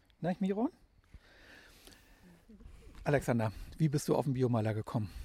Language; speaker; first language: German; native; German